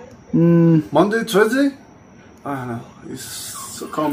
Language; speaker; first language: English; non-native, learner; Spanish